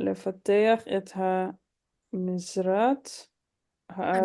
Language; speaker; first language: Hebrew; non-native, learner; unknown